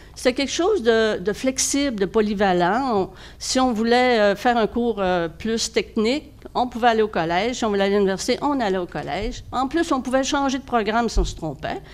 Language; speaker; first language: French; native; French